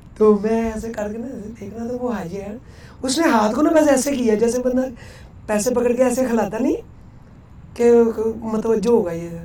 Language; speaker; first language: Urdu; non-native, local second language; Punjabi